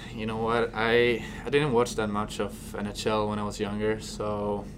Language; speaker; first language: English; non-native, fluent; Swedish